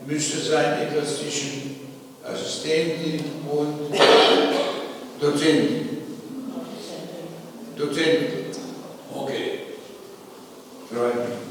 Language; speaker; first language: German; non-native, fluent; Slovenian